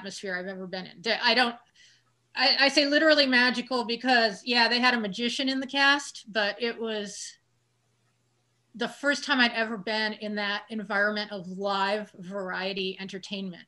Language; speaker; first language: English; native; English